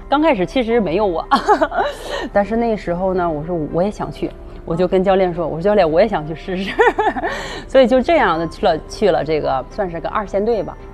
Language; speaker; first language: Chinese; native; Chinese